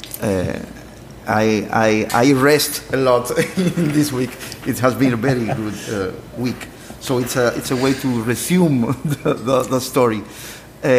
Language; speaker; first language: English; non-native, learner; Spanish